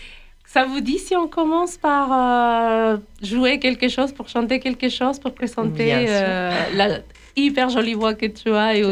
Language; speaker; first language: French; native; French